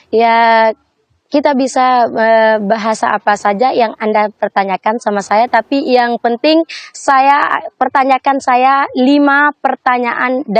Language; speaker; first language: Indonesian; non-native, local second language; Sasak